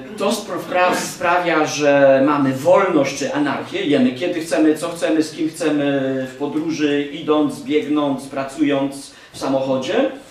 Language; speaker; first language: Polish; native; Polish